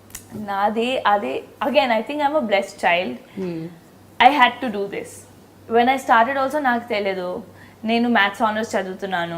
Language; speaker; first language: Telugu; non-native, local second language; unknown